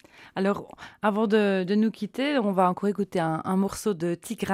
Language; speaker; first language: French; native; French